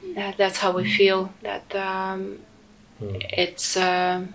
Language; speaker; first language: English; non-native, fluent; Ukrainian